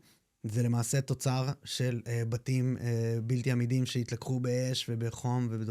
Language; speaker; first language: Hebrew; native; Hebrew